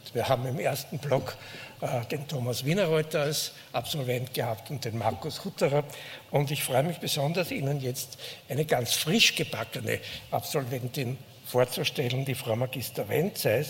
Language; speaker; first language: German; native; German